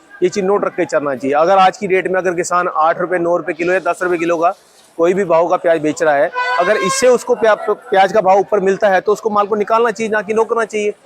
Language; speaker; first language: Hindi; native; Hindi